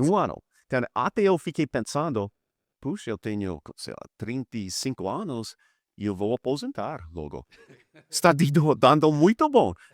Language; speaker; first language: Portuguese; non-native, fluent; English